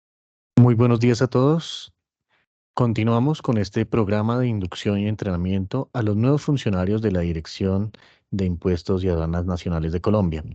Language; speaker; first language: Spanish; native; Spanish